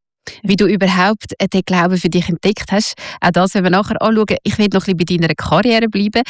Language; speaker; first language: German; native; German